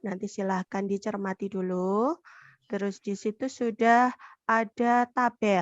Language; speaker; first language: Indonesian; native; Indonesian